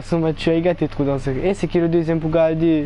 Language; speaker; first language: French; non-native, local second language; Réunion Creole French